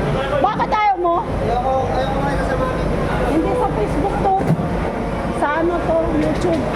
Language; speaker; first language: Filipino; non-native, local second language; Cebuano